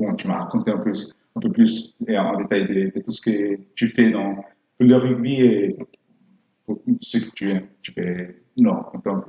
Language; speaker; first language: French; non-native, fluent; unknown